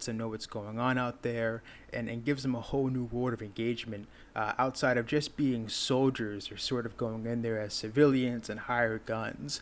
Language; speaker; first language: English; native; English